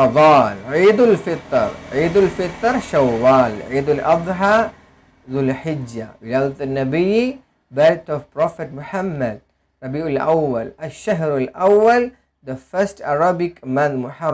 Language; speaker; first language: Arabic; non-native, fluent; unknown